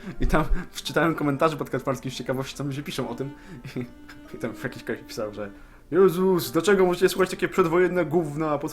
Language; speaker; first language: Polish; native; Polish